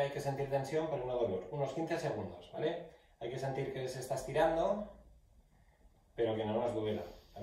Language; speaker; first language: Spanish; native; Spanish